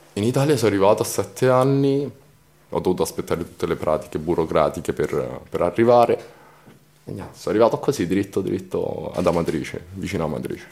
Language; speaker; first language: Italian; early bilingual, other home language; Romanian